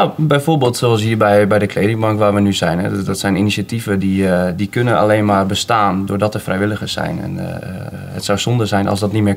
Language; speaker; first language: Dutch; native; Dutch